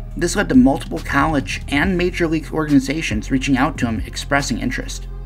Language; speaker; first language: English; native; English